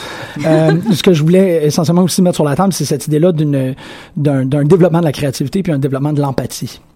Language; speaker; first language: French; native; French